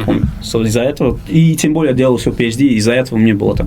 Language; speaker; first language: Russian; non-native, local second language; Uzbek